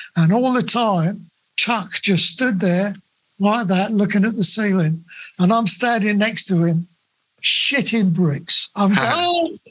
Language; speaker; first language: English; native; English